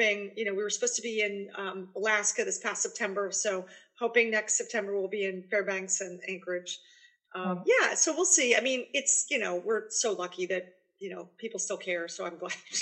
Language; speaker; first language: English; native; English